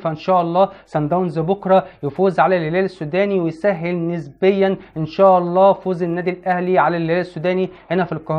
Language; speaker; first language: Arabic; native; Arabic